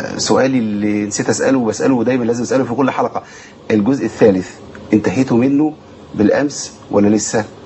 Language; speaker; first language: Arabic; native; Arabic